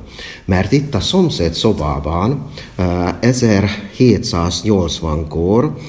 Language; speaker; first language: Hungarian; non-native, fluent; Finnish